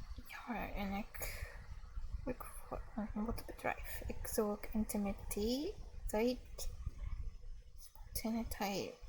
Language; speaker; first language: Dutch; non-native, learner; English